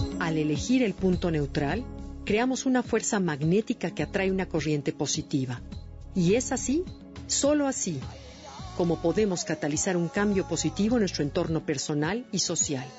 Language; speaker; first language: Spanish; native; Spanish